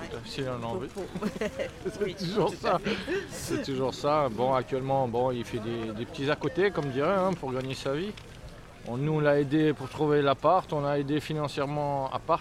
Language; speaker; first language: French; native; French